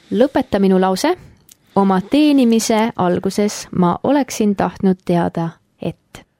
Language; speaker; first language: Estonian; early bilingual, heritage; Estonian